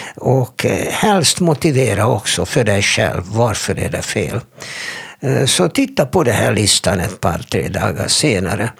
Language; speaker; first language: Swedish; non-native, fluent; Hebrew